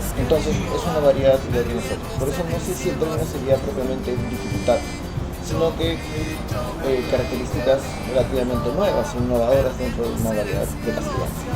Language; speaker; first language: Spanish; native; Spanish